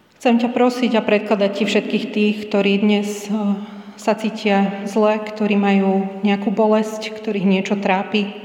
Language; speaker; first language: Slovak; native; Slovak